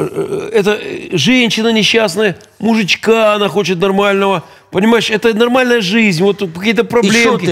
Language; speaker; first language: Russian; native; Russian